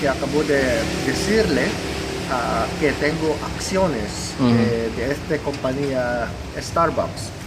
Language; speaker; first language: Spanish; non-native, fluent; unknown